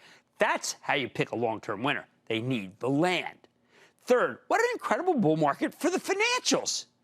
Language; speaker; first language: English; native; English